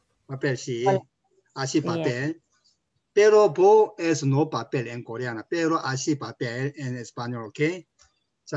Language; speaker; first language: Spanish; non-native, learner; Korean